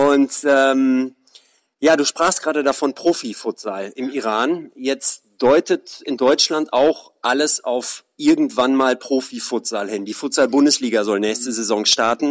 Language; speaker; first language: German; native; German